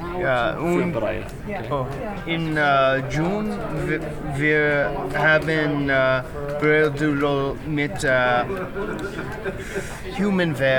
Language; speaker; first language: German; non-native, learner; English